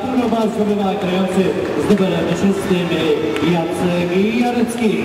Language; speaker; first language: Polish; native; Polish